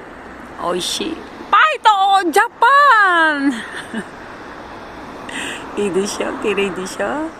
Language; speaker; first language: Japanese; non-native, learner; Filipino